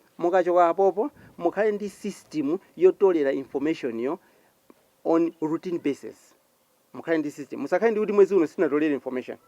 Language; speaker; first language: Nyanja; native; Nyanja